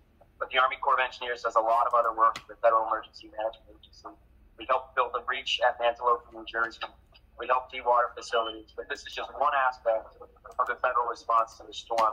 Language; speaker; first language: English; native; English